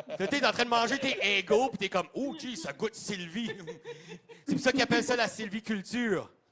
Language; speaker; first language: French; non-native, local second language; English